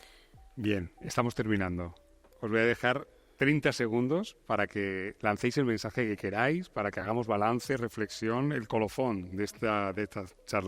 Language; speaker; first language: Spanish; native; Spanish